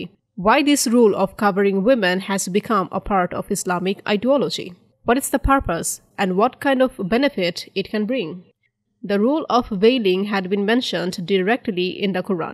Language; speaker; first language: English; non-native, fluent; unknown